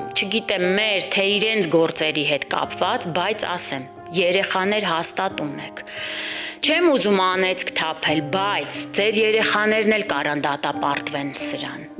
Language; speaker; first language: Armenian; native; Armenian